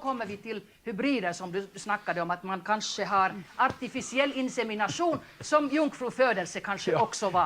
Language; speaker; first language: Swedish; non-native, local second language; Finnish